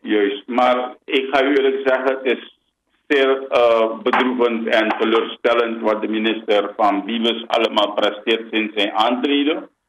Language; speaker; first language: Dutch; native; Dutch